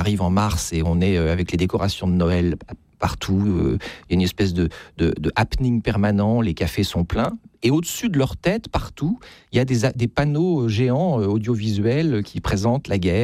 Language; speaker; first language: French; native; French